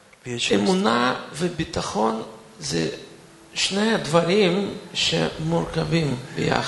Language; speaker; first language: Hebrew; non-native, fluent; Russian